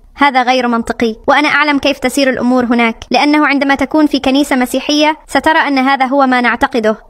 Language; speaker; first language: Arabic; non-native, fluent; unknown